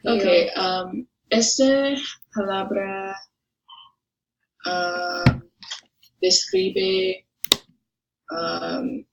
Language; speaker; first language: Spanish; non-native, learner; English